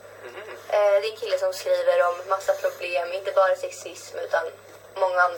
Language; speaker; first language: Swedish; native; Swedish